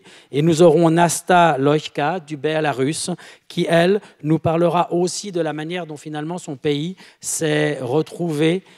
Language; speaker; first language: French; native; French